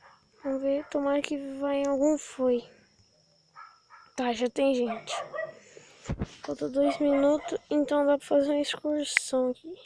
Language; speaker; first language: Portuguese; native; Portuguese